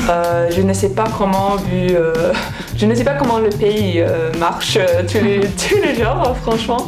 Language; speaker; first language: French; non-native, fluent; English